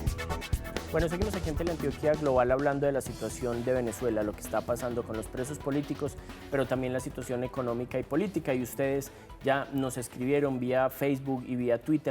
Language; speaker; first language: Spanish; native; Spanish